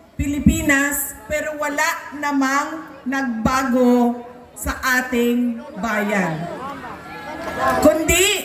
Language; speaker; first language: Filipino; non-native, local second language; Cebuano